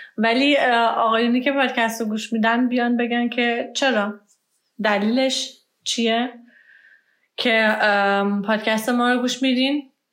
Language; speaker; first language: Persian; early bilingual, heritage; Persian